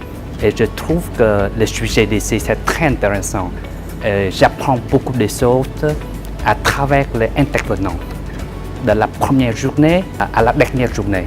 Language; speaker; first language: French; non-native, learner; Vietnamese